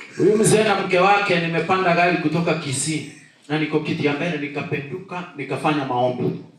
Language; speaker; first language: Swahili; non-native, local second language; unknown